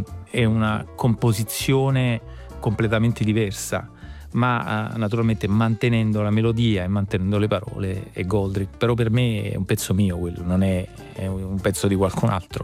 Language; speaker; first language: Italian; native; Italian